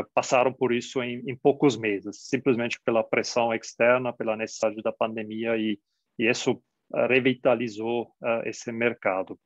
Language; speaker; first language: Portuguese; non-native, fluent; German